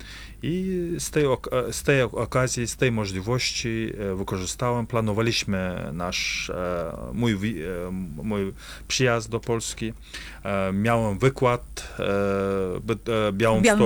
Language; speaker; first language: Polish; non-native, fluent; Russian